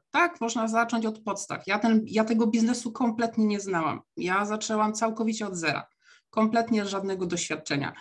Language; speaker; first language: Polish; native; Polish